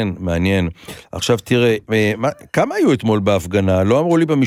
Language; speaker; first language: Hebrew; native; Hebrew